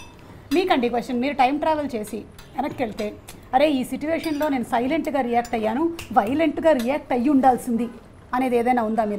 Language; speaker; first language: Telugu; native; Telugu